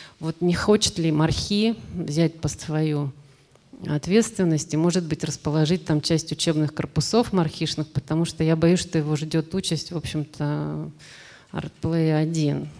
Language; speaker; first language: Russian; native; Russian